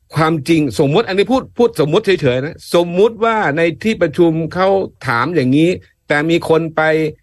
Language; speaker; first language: Thai; native; Thai